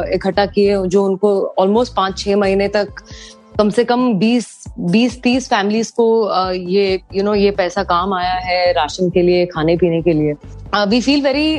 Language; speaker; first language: Hindi; non-native, local second language; Tamil